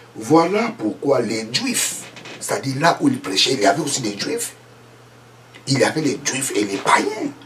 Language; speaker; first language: French; non-native, local second language; Lingala